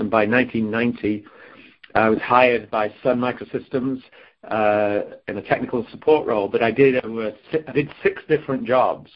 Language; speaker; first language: English; native; English